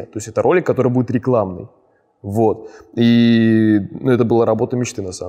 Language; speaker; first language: Russian; native; Russian